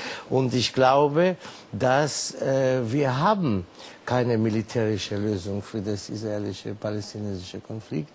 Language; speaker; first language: German; non-native, fluent; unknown